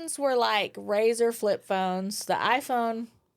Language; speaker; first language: English; native; English